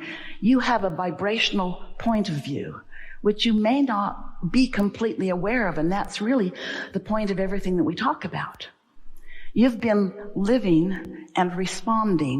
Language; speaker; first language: English; native; English